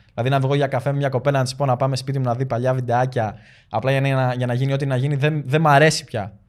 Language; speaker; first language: Greek; early bilingual, other home language; Albanian